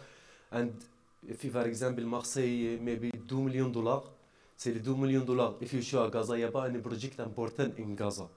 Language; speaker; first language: French; non-native, learner; Arabic